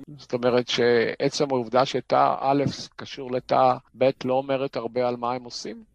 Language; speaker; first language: Hebrew; native; Hebrew